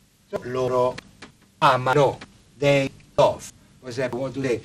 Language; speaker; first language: English; non-native, fluent; Italian